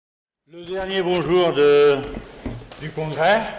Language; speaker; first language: French; non-native, fluent; Spanish